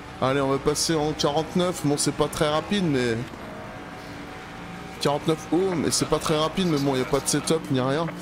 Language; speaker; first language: French; native; French